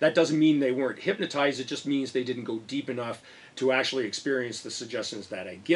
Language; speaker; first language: English; native; English